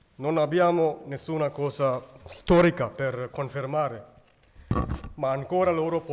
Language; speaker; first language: Italian; non-native, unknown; Sinhala